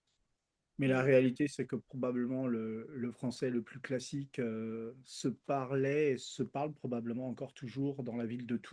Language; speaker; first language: French; early bilingual, other home language; Spanish